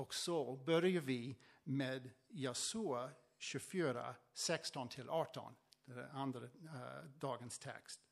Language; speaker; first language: Swedish; non-native, fluent; English